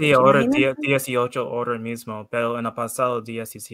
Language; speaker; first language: Spanish; non-native, learner; English